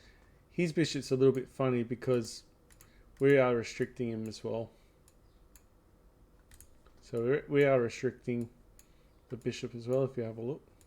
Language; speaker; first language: English; native; English